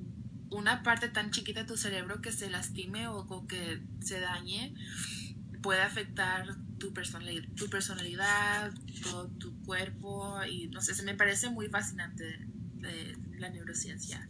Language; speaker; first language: Spanish; early bilingual, other home language; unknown